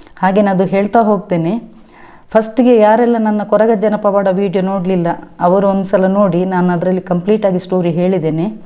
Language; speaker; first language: Kannada; non-native, local second language; Tulu